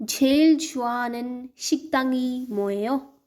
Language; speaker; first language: Korean; non-native, learner; Hindi